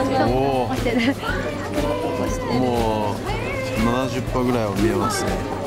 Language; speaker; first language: Japanese; non-native, fluent; Chinese